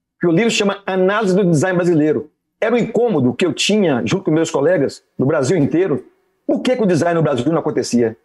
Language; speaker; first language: Portuguese; native; Portuguese